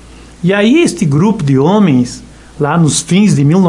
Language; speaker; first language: Portuguese; native; Portuguese